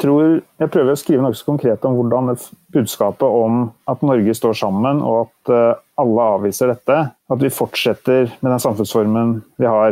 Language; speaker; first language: Norwegian; native; Norwegian